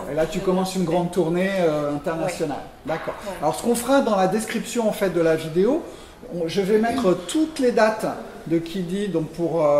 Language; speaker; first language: French; native; French